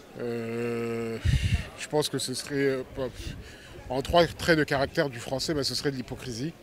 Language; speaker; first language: French; early bilingual, other home language; Lingala